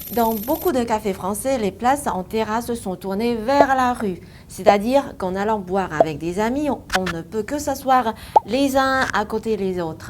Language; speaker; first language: French; non-native, fluent; Chinese